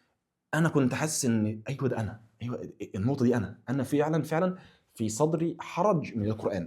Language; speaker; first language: Arabic; native; Arabic